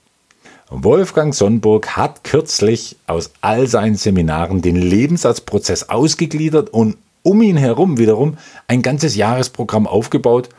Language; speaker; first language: German; native; German